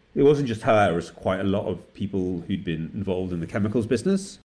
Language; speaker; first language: English; native; English